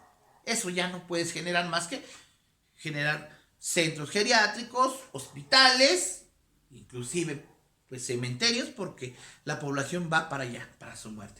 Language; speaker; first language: Spanish; native; Spanish